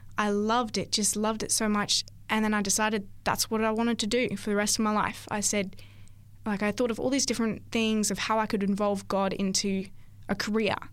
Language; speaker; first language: English; native; English